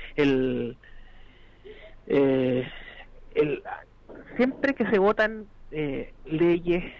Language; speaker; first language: Spanish; native; Spanish